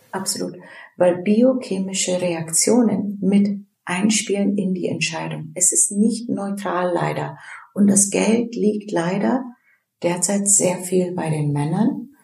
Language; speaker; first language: German; early bilingual, other home language; Turkish